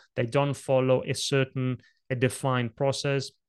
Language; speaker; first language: English; non-native, fluent; Italian